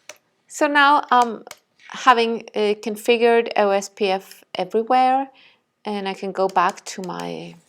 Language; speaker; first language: English; non-native, fluent; Danish